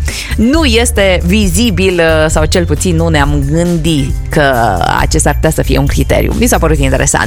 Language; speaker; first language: Romanian; native; Romanian